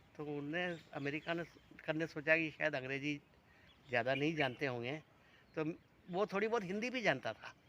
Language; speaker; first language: Hindi; native; Hindi